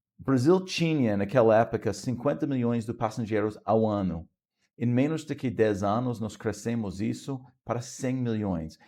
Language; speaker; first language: Portuguese; non-native, fluent; English